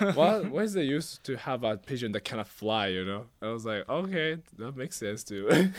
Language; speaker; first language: English; non-native, fluent; Japanese